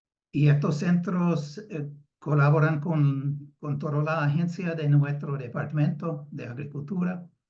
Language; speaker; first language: Spanish; non-native, fluent; English